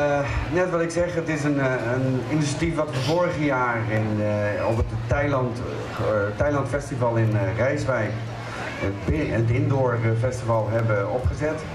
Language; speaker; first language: Dutch; native; Dutch